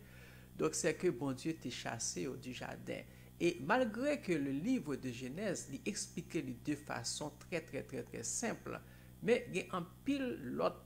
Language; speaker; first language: French; non-native, local second language; Haitian Creole